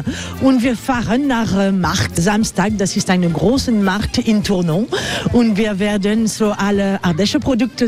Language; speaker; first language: German; non-native, learner; French